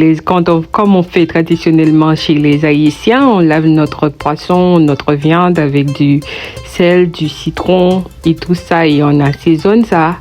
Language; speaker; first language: French; non-native, local second language; Haitian Creole